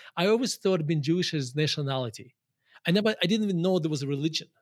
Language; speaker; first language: English; non-native, fluent; Russian